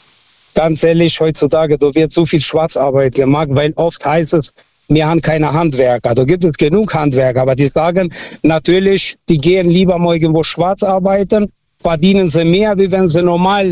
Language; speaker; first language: German; non-native, fluent; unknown